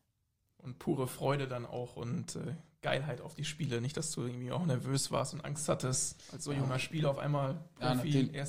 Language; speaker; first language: German; native; German